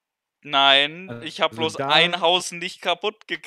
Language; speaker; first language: German; native; German